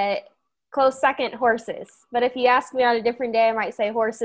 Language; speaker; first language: English; native; English